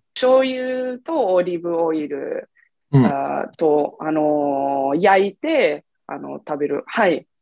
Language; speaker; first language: Japanese; non-native, fluent; Italian